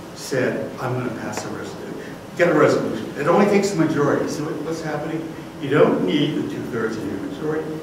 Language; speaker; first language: English; native; English